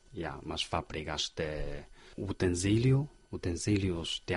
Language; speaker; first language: Portuguese; non-native, fluent; Chinese